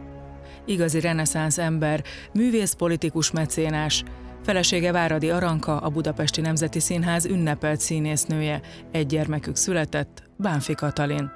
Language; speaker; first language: Hungarian; native; Hungarian